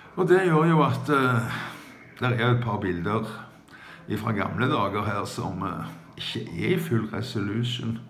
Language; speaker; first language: Norwegian; native; Norwegian